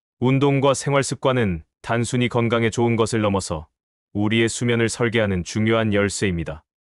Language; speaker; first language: Korean; native; Korean